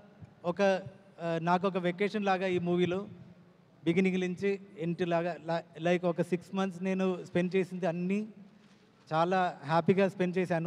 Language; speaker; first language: Telugu; non-native, learner; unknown